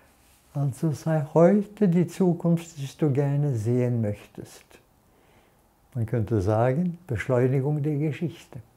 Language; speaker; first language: German; non-native, fluent; Norwegian